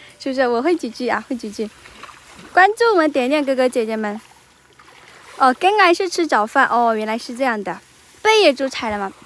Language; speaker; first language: Chinese; non-native, local second language; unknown